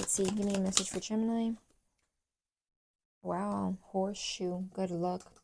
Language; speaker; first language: English; native; English